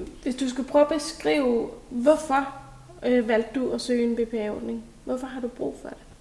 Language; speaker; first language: Danish; native; Danish